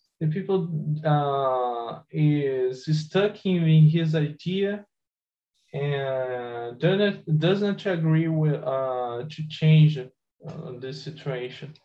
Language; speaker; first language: English; non-native, learner; Portuguese